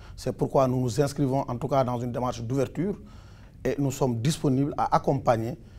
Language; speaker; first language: French; non-native, local second language; Wolof